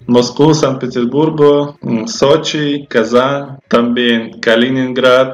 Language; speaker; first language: Spanish; non-native, fluent; Russian